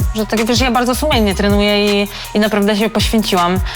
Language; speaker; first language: Polish; native; Polish